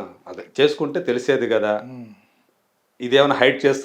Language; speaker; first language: Telugu; native; Telugu